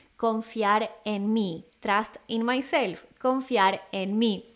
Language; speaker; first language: English; non-native, fluent; Spanish